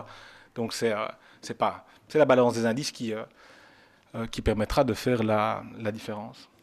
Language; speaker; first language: French; native; French